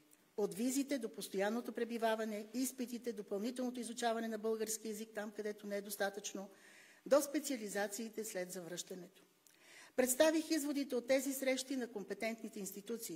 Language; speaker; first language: Bulgarian; native; Bulgarian